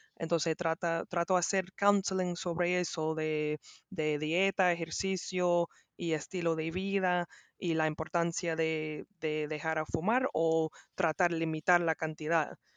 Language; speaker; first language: Spanish; non-native, learner; English